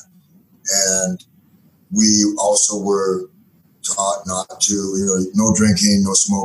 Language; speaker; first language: English; native; English